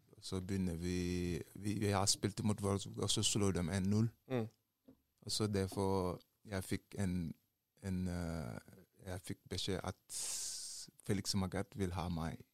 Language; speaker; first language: Norwegian; non-native, learner; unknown